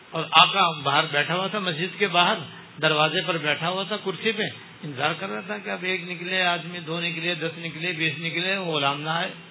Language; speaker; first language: Urdu; native; Urdu